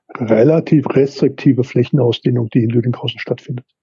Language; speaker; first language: German; native; German